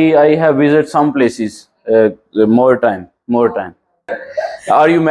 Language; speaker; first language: English; non-native, learner; Punjabi